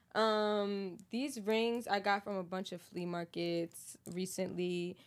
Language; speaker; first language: English; native; English